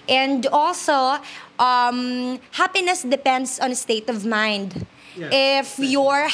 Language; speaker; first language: English; non-native, local second language; Hiligaynon